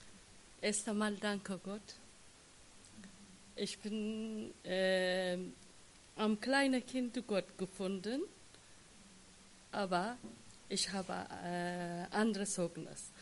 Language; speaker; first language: German; non-native, learner; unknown